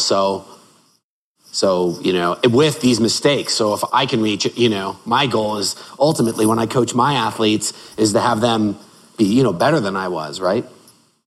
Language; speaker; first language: English; native; English